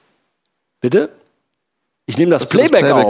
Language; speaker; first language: German; native; German